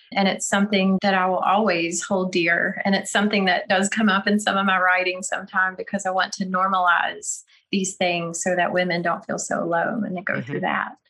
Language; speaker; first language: English; native; English